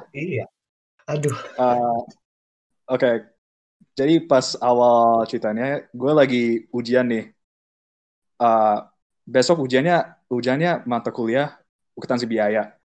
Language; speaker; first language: Indonesian; native; Indonesian